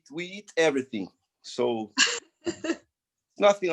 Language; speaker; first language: English; non-native, fluent; Portuguese